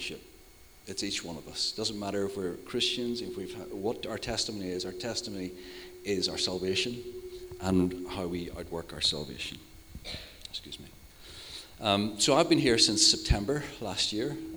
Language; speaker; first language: English; native; English